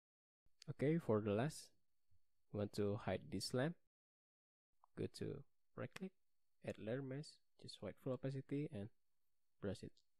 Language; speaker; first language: English; non-native, learner; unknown